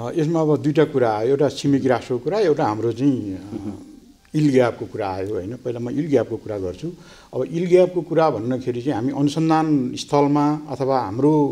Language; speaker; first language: Nepali; native; Nepali